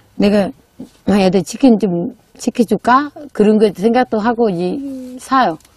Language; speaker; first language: Korean; non-native, fluent; Vietnamese